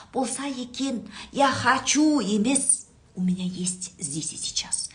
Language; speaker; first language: Russian; non-native, local second language; Kazakh